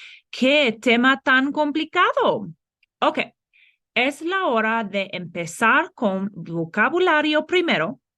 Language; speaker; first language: Spanish; non-native, fluent; English